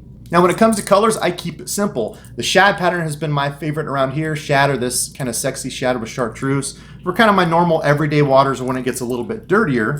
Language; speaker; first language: English; native; English